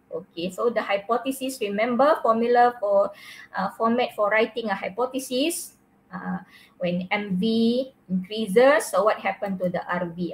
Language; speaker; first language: English; non-native, local second language; Malay